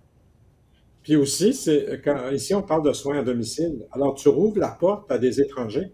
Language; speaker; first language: French; native; French